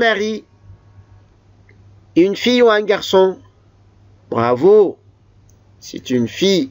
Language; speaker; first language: French; non-native, fluent; Arabic